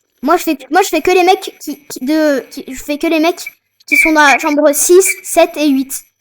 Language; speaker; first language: French; native; French